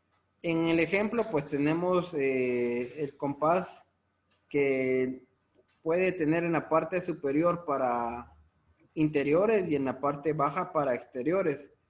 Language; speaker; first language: Spanish; native; Spanish